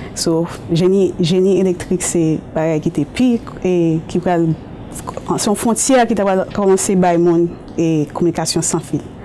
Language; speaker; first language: Haitian Creole; native; Haitian Creole